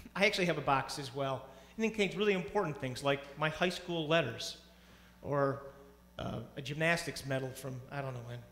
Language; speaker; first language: English; native; English